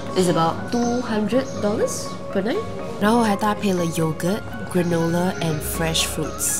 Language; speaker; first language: English; non-native, local second language; Chinese